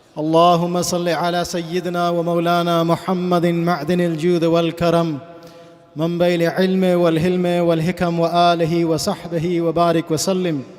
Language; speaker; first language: Urdu; early bilingual, heritage; Urdu